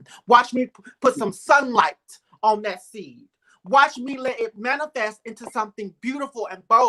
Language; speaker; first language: English; native; English